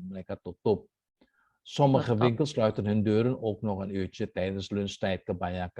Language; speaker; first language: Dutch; non-native, fluent; Indonesian